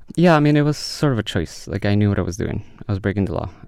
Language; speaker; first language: English; early bilingual, other home language; Spanish